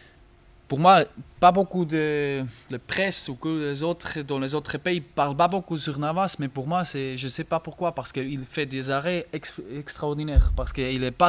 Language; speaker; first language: French; non-native, learner; German